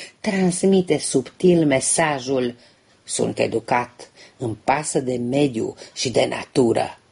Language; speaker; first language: Romanian; native; Romanian